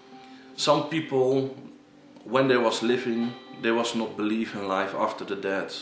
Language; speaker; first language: English; non-native, learner; Dutch